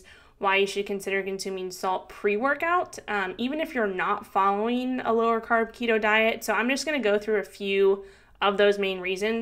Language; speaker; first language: English; native; English